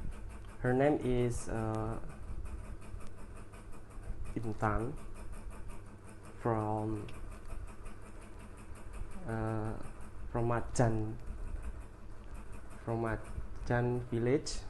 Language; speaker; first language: English; non-native, learner; Indonesian